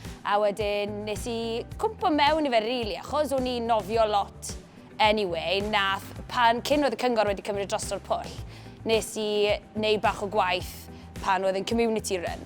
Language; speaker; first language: Welsh; native; Welsh